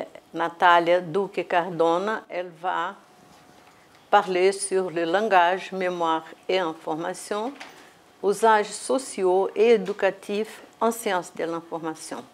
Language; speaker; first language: French; non-native, fluent; Portuguese